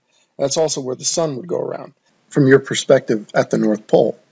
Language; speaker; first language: English; native; English